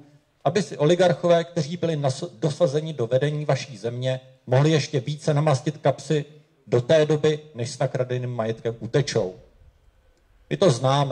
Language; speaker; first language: Czech; native; Czech